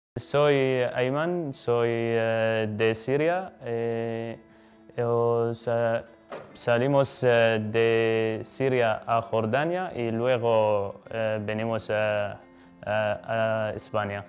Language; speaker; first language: Spanish; non-native, learner; Arabic